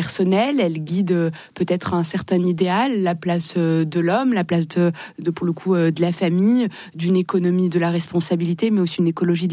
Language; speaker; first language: French; native; French